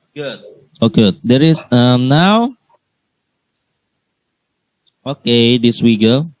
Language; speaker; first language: English; non-native, learner; Indonesian